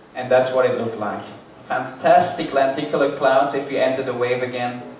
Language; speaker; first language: English; non-native, fluent; Dutch